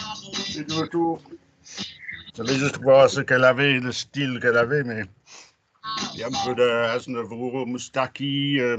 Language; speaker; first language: French; non-native, fluent; English